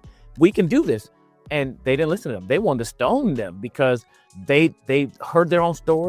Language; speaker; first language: English; native; English